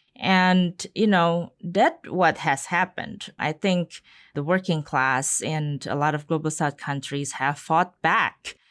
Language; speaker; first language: English; non-native, fluent; Indonesian